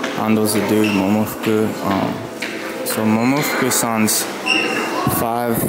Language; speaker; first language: English; native; English